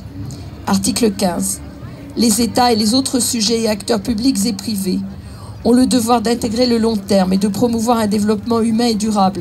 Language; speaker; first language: French; native; French